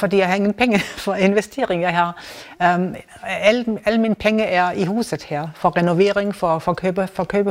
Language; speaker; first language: Danish; non-native, learner; German